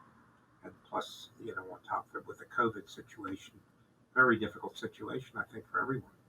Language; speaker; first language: English; native; English